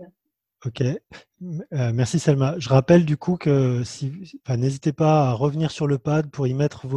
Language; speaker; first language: French; native; French